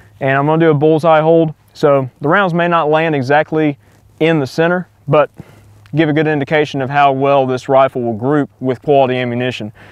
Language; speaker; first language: English; native; English